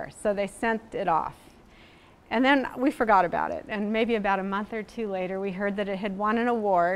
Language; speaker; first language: English; native; English